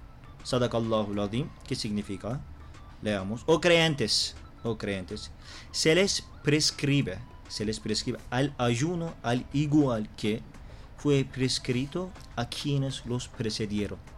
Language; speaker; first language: Spanish; non-native, learner; Turkish